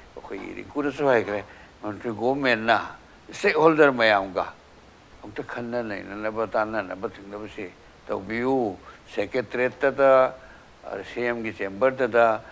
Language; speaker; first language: Manipuri; native; Manipuri